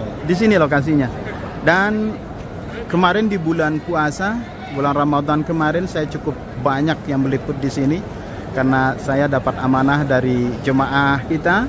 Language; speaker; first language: Indonesian; native; Indonesian